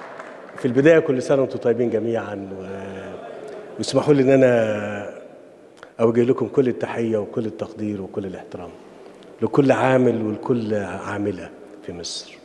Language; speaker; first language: Arabic; native; Arabic